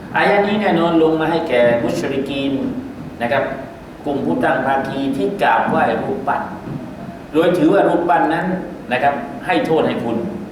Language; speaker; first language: Thai; native; Thai